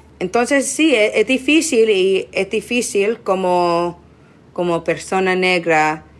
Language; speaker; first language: Spanish; non-native, learner; English